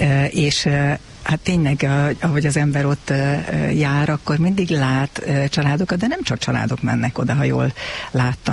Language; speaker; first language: Hungarian; native; Hungarian